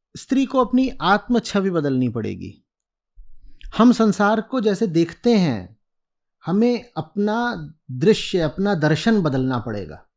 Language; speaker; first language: Hindi; native; Hindi